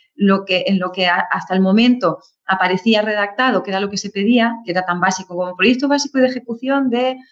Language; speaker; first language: Spanish; native; Spanish